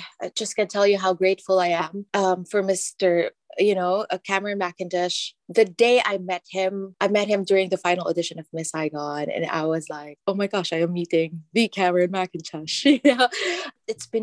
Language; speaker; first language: English; non-native, local second language; Filipino